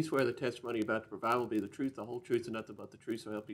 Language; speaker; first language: English; native; English